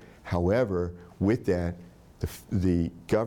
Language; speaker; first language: English; native; English